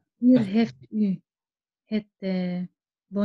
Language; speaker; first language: Dutch; non-native, learner; Arabic